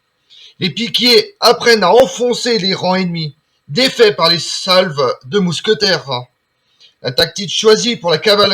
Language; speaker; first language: French; native; French